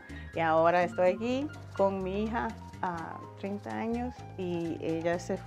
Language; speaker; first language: Spanish; non-native, learner; English